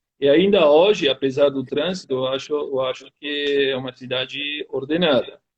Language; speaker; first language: Portuguese; non-native, fluent; Italian